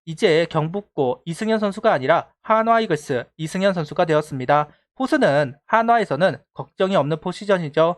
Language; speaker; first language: Korean; native; Korean